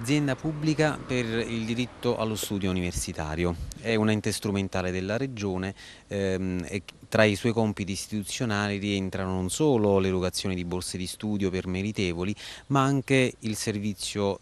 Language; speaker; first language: Italian; native; Italian